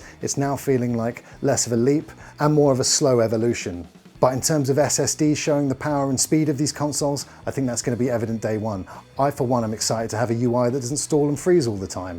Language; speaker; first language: English; native; English